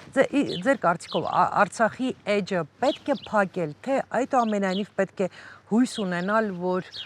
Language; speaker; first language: Armenian; native; Armenian